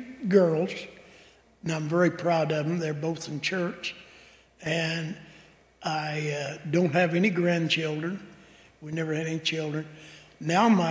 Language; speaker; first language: English; native; English